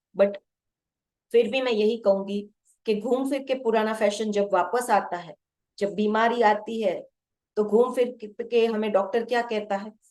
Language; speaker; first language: Hindi; non-native, local second language; Gujarati